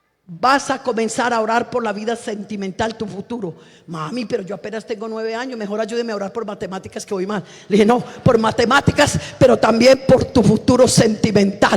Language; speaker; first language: Spanish; native; Spanish